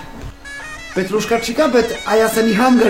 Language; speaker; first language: Armenian; non-native, learner; French